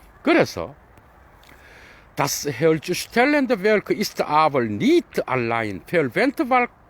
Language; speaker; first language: German; non-native, fluent; Korean